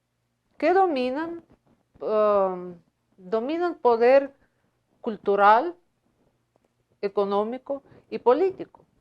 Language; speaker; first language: Spanish; non-native, fluent; Russian